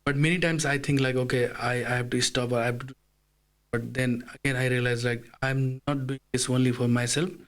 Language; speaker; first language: English; non-native, fluent; Nepali